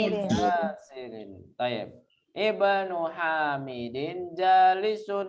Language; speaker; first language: Arabic; non-native, fluent; Indonesian